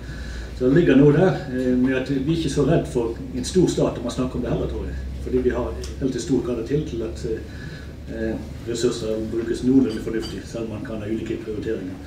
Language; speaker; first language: Norwegian; native; Norwegian